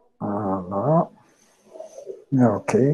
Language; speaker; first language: French; non-native, local second language; Arabic